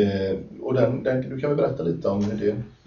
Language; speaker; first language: Swedish; native; Swedish